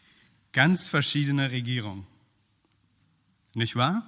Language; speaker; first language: German; non-native, fluent; Persian